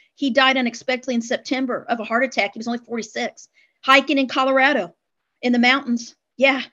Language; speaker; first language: English; native; English